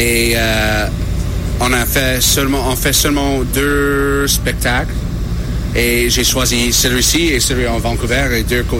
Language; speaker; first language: French; non-native, learner; English